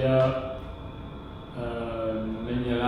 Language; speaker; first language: Indonesian; non-native, learner; English